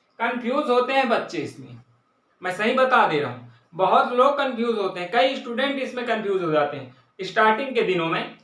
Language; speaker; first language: Hindi; native; Hindi